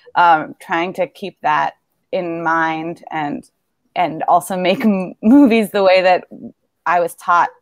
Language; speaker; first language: English; native; English